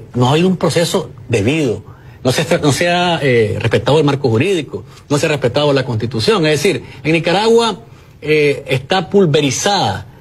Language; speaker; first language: Spanish; native; Spanish